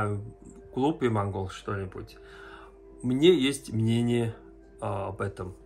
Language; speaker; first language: Russian; non-native, learner; Mongolian